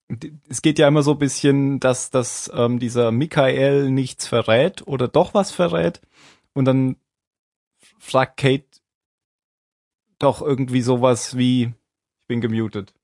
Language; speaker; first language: German; native; German